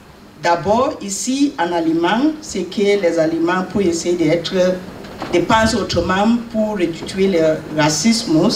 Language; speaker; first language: French; non-native, learner; English